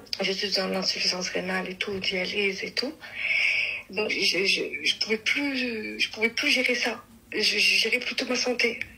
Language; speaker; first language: French; early bilingual, other home language; Arabic